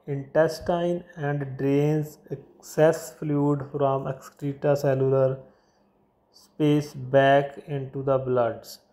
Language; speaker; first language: English; non-native, local second language; Punjabi